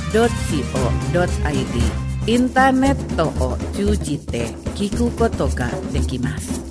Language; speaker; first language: Japanese; non-native, learner; Indonesian